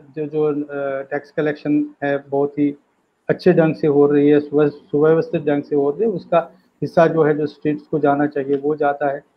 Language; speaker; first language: Hindi; native; Hindi